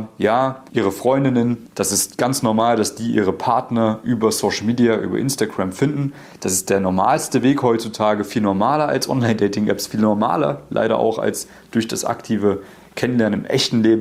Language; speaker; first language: German; native; German